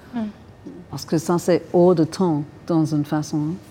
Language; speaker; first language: French; non-native, fluent; English